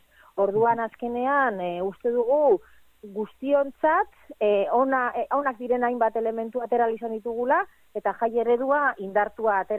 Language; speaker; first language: Basque; native; Basque